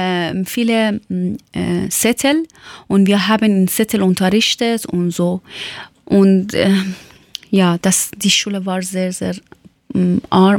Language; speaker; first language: German; non-native, learner; Persian